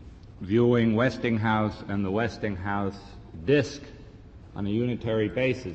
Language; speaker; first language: English; native; English